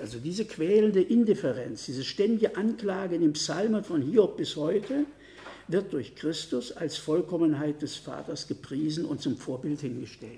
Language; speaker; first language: German; native; German